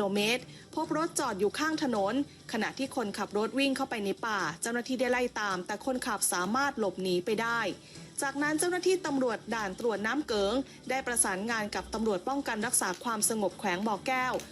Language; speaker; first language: Thai; native; Thai